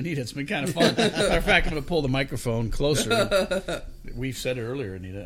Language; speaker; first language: English; native; English